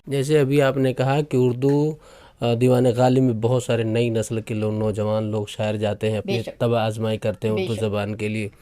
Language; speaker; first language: Urdu; native; Urdu